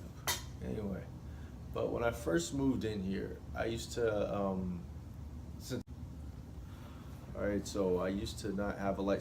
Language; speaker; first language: English; native; English